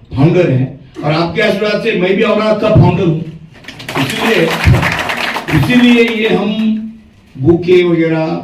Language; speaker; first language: Hindi; non-native, local second language; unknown